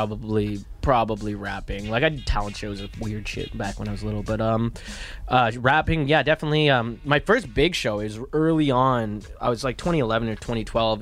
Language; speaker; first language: English; native; English